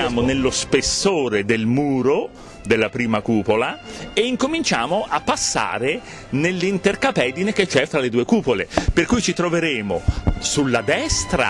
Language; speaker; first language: Italian; native; Italian